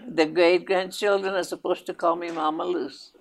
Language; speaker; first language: English; early bilingual, other home language; Spanish